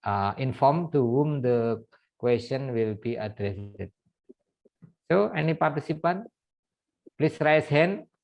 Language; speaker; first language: English; non-native, fluent; Indonesian